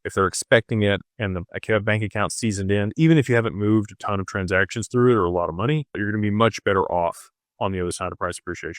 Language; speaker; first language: English; native; English